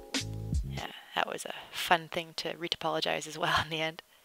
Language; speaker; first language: English; native; English